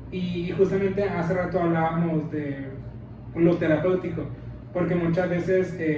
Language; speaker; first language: Spanish; native; Spanish